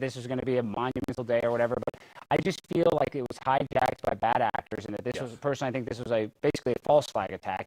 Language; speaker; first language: English; native; English